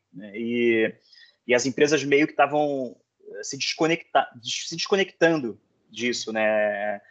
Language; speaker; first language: Portuguese; native; Portuguese